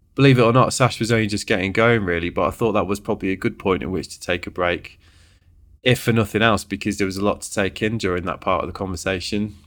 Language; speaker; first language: English; native; English